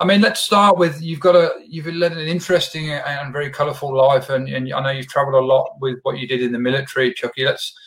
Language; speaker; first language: English; native; English